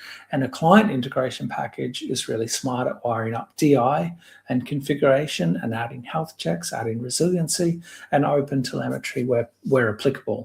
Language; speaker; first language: English; native; English